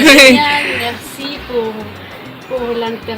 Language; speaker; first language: French; non-native, learner; Spanish